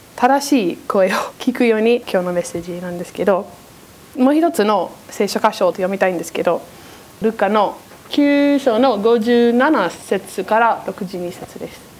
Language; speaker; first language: Japanese; non-native, fluent; English